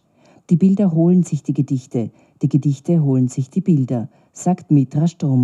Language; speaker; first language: German; native; German